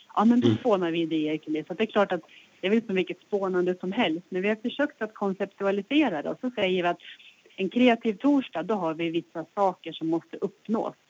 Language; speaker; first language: Swedish; native; Swedish